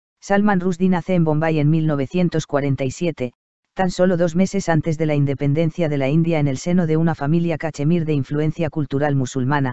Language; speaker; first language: Spanish; native; Spanish